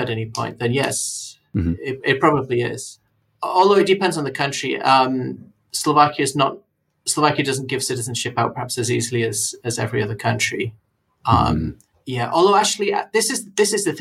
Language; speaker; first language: English; native; English